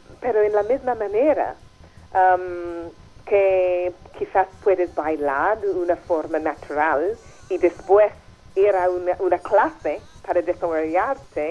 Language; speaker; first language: Spanish; non-native, fluent; English